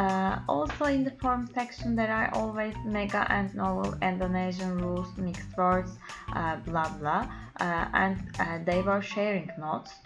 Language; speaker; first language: English; non-native, learner; Turkish